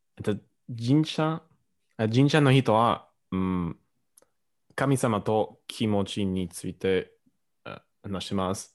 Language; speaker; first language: Japanese; non-native, learner; English